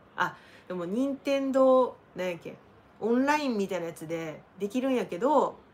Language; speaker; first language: Japanese; native; Japanese